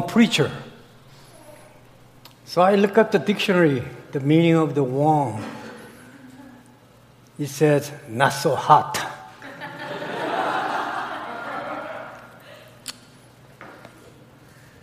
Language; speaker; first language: English; non-native, fluent; Korean